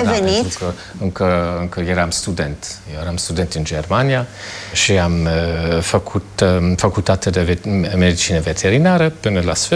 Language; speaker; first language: Romanian; non-native, fluent; German